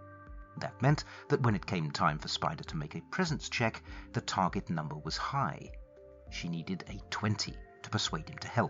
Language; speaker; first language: English; native; English